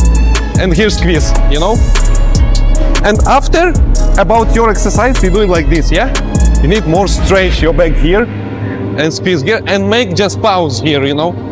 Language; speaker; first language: English; non-native, learner; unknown